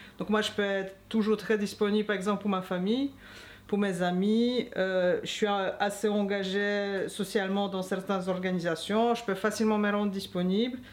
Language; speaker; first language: French; non-native, fluent; Polish